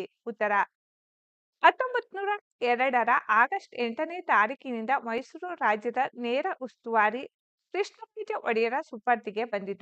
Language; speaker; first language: Kannada; native; Kannada